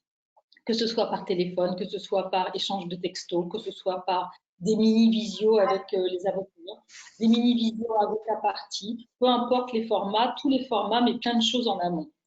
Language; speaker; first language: French; native; French